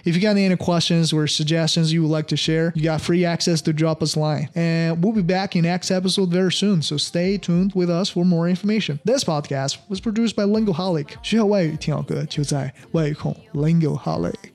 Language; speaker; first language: English; non-native, fluent; Chinese